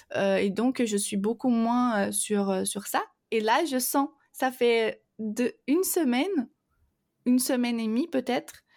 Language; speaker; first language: French; non-native, fluent; Portuguese